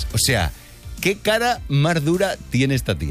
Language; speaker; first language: Spanish; native; Spanish